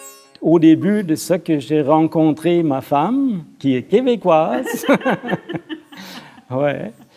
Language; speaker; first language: French; non-native, fluent; German